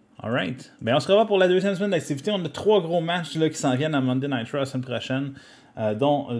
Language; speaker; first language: French; native; French